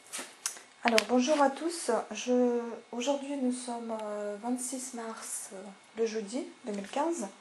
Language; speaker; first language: French; non-native, fluent; Russian